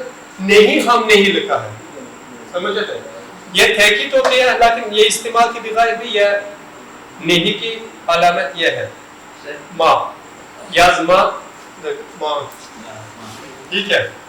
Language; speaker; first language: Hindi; non-native, learner; Turkish